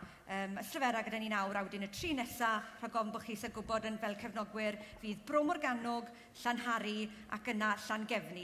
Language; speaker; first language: Welsh; native; Welsh